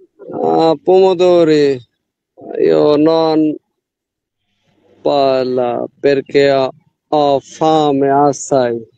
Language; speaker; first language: Italian; non-native, learner; Bangla